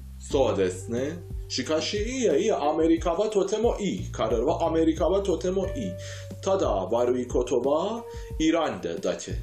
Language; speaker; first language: Japanese; non-native, fluent; Persian